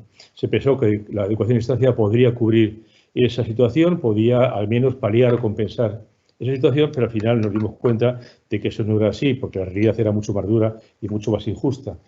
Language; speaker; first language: Spanish; native; Spanish